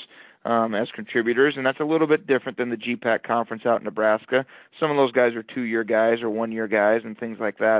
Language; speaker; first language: English; native; English